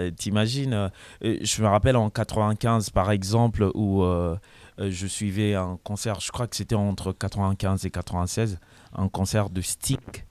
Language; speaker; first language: French; non-native, local second language; Lingala